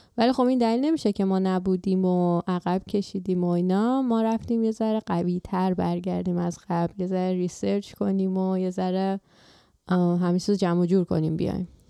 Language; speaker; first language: Persian; native; Persian